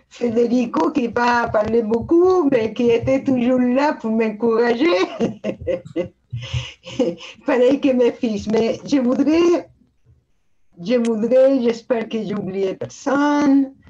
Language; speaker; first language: French; non-native, fluent; Spanish